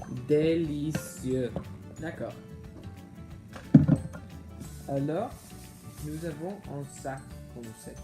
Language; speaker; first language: French; non-native, learner; English